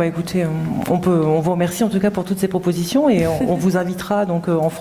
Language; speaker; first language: French; native; French